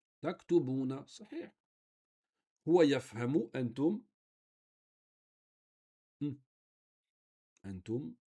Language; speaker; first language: Arabic; non-native, fluent; French